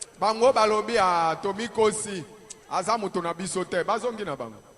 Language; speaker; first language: Lingala; native; Lingala